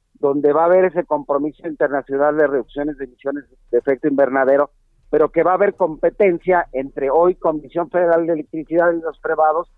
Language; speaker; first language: Spanish; native; Spanish